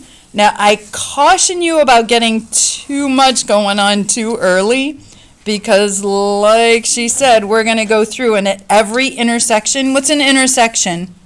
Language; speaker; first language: English; native; English